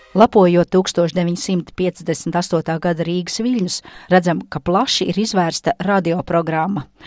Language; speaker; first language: Latvian; native; Latvian